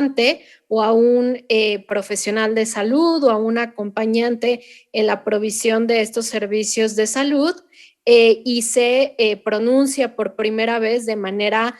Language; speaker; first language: Spanish; native; Spanish